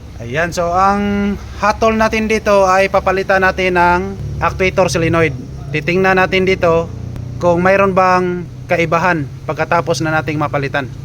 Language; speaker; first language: Filipino; non-native, local second language; Cebuano